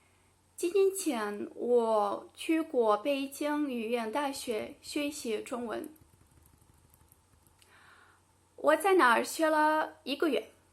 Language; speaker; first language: Chinese; non-native, learner; Greek